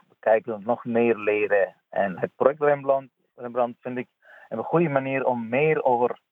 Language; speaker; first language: Dutch; non-native, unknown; Persian